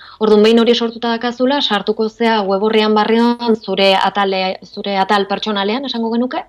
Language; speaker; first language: Basque; native; Basque